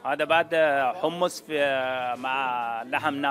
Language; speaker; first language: Arabic; non-native, learner; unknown